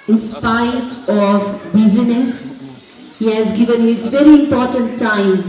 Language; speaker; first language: English; non-native, local second language; Nepali